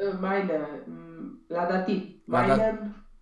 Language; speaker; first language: German; non-native, learner; Romanian